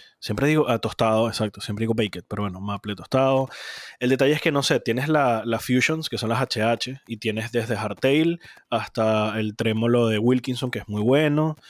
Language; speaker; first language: Spanish; native; Spanish